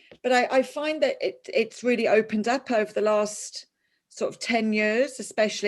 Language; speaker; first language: English; native; English